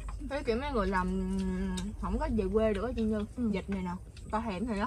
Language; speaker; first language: Vietnamese; native; Vietnamese